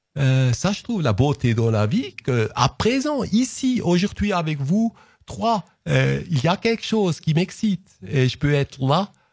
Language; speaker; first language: French; non-native, local second language; Swiss German